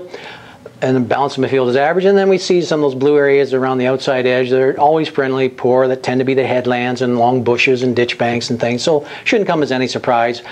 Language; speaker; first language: English; native; English